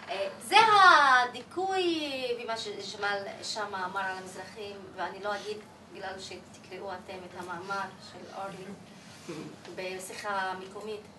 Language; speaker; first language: Hebrew; non-native, local second language; Arabic